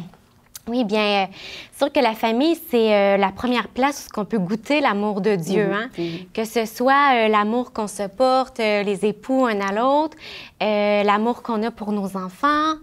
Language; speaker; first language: French; native; French